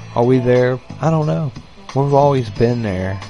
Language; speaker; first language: English; native; English